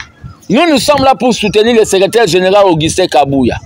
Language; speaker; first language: French; non-native, local second language; Lingala